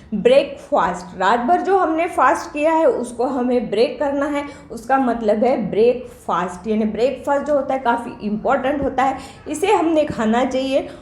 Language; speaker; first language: Hindi; non-native, local second language; Marathi